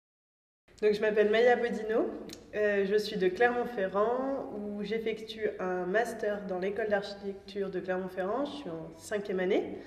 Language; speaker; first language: French; native; French